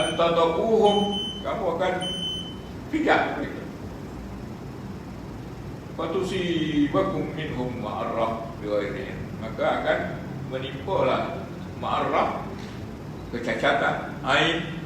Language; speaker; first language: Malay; native; Malay